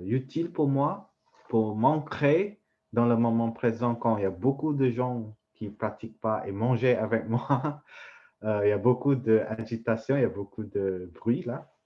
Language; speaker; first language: French; non-native, fluent; Vietnamese